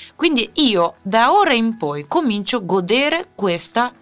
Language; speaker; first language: Italian; non-native, fluent; Russian